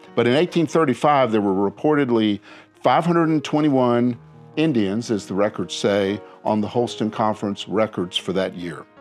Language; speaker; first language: English; native; English